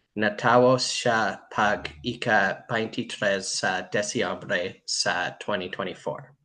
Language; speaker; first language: Cebuano; non-native, learner; English